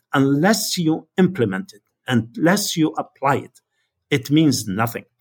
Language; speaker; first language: English; non-native, fluent; Arabic